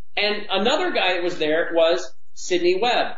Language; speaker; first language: English; native; English